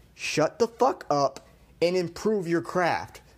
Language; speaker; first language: English; native; English